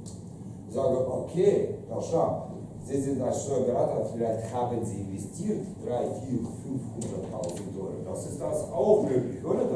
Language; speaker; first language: German; non-native, fluent; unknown